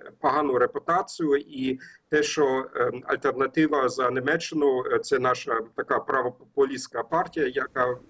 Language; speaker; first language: Ukrainian; non-native, learner; German